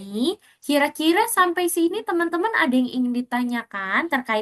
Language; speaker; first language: Indonesian; native; Indonesian